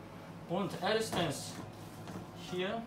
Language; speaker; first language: German; non-native, learner; Korean